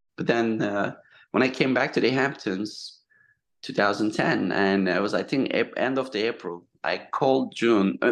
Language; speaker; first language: English; non-native, fluent; Turkish